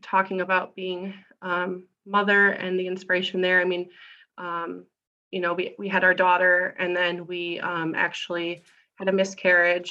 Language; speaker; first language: English; native; English